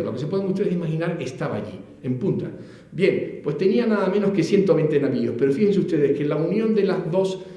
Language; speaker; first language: Spanish; native; Spanish